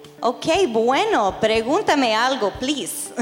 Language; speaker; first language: Spanish; early bilingual, heritage; English